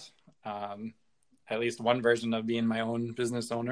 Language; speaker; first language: English; native; English